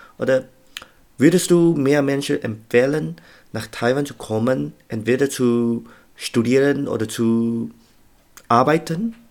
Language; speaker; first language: German; non-native, learner; Chinese